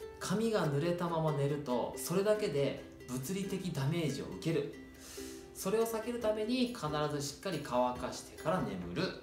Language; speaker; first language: Japanese; native; Japanese